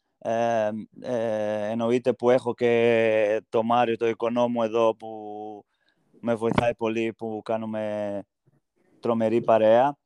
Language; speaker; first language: Greek; non-native, fluent; Portuguese